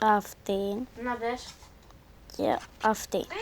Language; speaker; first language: Greek; native; Greek